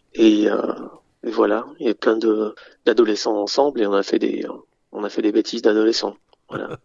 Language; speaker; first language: French; early bilingual, other home language; English